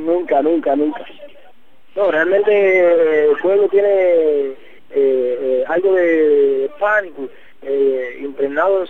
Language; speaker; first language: Spanish; native; Spanish